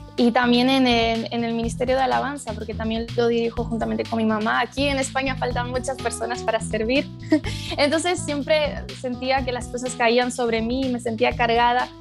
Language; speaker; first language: Spanish; early bilingual, other home language; Portuguese